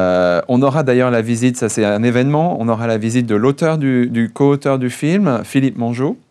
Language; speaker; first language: French; native; French